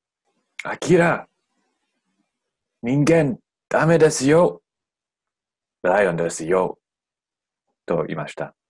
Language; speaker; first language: Japanese; non-native, learner; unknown